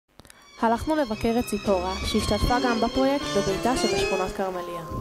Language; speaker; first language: Hebrew; native; Hebrew